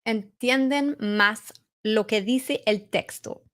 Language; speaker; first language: Spanish; non-native, learner; English